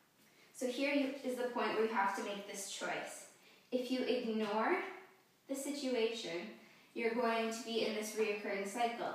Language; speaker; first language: English; native; English